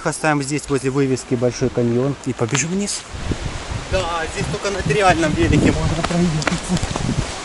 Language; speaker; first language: Russian; native; Russian